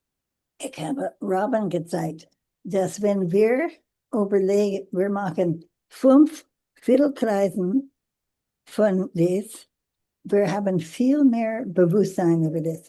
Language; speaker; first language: German; non-native, learner; English